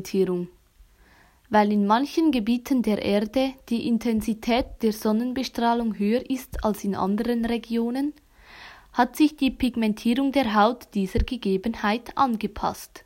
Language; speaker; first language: German; native; German